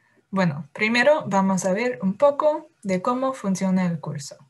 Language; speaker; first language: Spanish; non-native, fluent; English